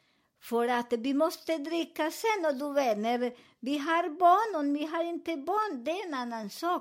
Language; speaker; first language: Swedish; non-native, learner; Spanish